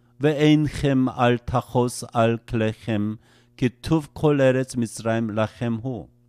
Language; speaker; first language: Hebrew; non-native, fluent; Korean